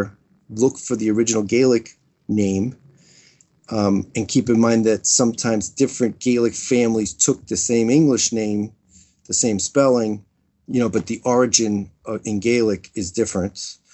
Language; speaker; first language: English; native; English